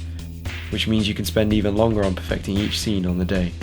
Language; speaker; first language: English; native; English